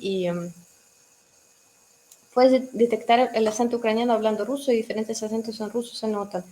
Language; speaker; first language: Spanish; non-native, fluent; Russian